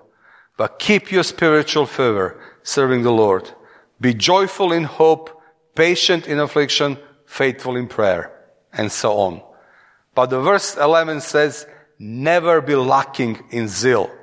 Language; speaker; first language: English; non-native, fluent; Serbian